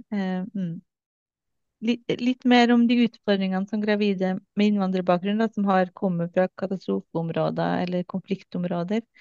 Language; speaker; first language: Norwegian; native; Norwegian